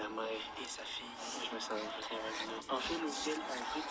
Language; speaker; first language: French; native; French